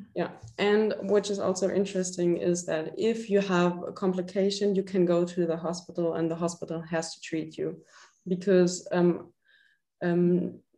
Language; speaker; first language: English; non-native, fluent; German